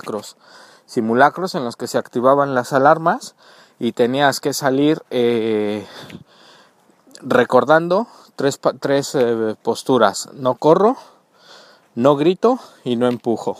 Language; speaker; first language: Spanish; native; Spanish